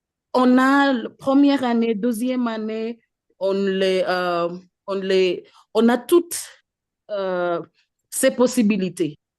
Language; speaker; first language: French; non-native, fluent; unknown